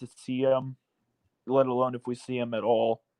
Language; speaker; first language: English; native; English